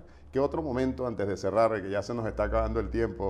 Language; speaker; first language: Spanish; native; Spanish